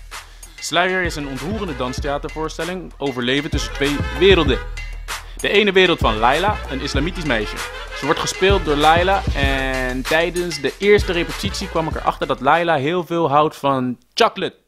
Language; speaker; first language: Dutch; native; Dutch